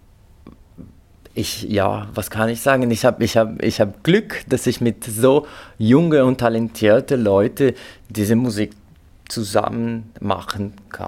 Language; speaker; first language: German; non-native, fluent; Portuguese